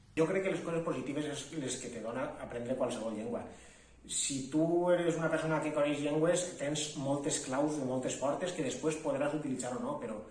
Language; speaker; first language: Catalan; non-native, local second language; Spanish